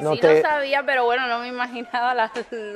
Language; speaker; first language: Spanish; native; Spanish